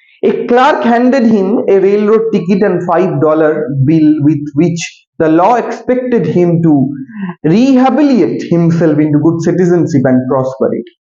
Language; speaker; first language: English; non-native, local second language; Bangla